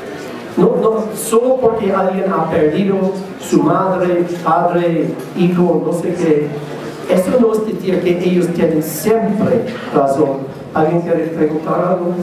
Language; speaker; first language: Spanish; non-native, learner; English